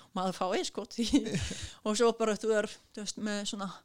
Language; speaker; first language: Icelandic; non-native, fluent; Serbian